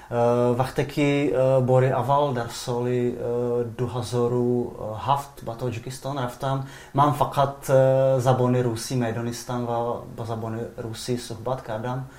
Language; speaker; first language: Persian; non-native, fluent; Czech